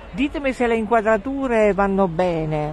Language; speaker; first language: Italian; native; Italian